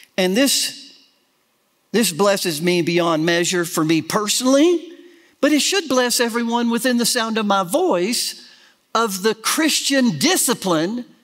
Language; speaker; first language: English; native; English